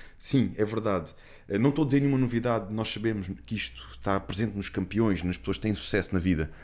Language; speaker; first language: Portuguese; native; Portuguese